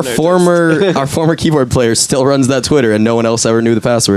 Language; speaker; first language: English; native; English